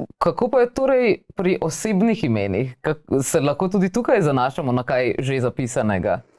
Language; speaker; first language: Slovenian; native; Slovenian